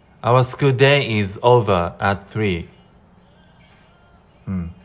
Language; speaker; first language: English; non-native, fluent; Japanese